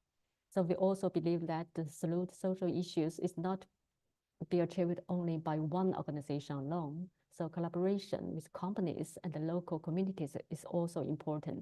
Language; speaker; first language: English; non-native, learner; Chinese